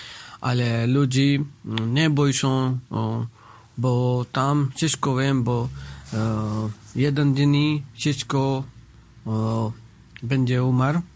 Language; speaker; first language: Polish; non-native, learner; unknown